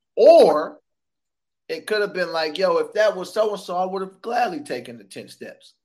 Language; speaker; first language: English; native; English